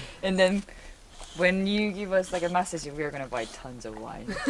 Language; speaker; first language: English; non-native, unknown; Korean